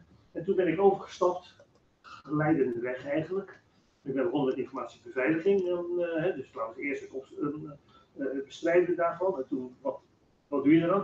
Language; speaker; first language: Dutch; native; Dutch